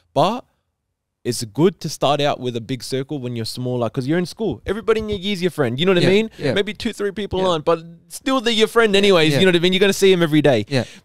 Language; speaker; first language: English; native; English